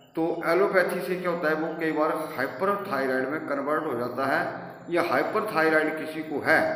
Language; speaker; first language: Hindi; native; Hindi